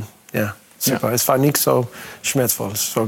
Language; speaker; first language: German; non-native, learner; English